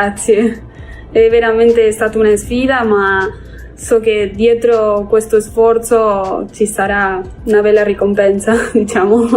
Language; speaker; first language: Italian; non-native, fluent; Spanish